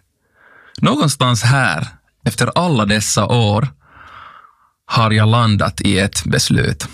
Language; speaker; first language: Swedish; non-native, local second language; Finnish